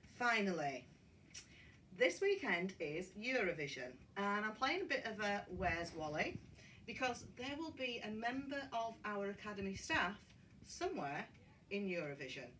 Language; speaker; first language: English; native; English